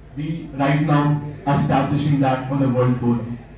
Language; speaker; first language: English; non-native, local second language; Hindi